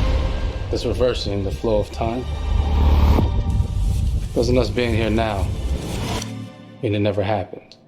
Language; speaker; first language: English; native; English